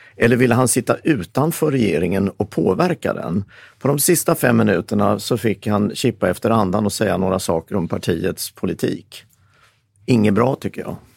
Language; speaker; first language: Swedish; native; Swedish